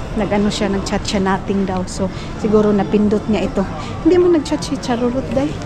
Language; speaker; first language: Filipino; non-native, local second language; Cebuano